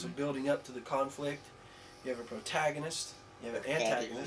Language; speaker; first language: English; native; English